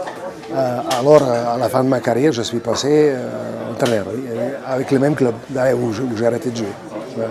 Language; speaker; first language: French; non-native, fluent; Croatian